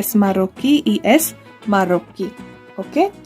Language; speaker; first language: Spanish; non-native, learner; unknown